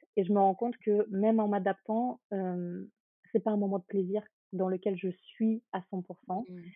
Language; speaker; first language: French; early bilingual, other home language; Ukrainian